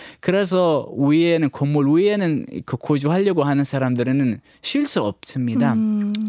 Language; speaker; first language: Korean; non-native, fluent; Arabic